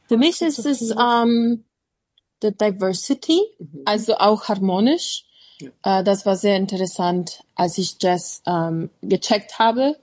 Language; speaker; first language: German; non-native, learner; English